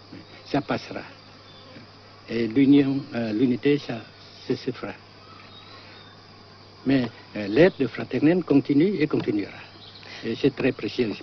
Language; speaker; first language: French; non-native, fluent; Vietnamese